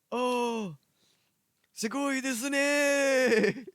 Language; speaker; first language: Japanese; non-native, learner; English